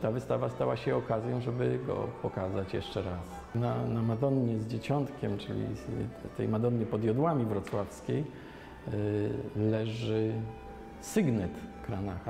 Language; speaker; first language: Polish; native; Polish